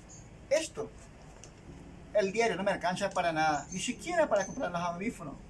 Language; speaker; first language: Spanish; native; Spanish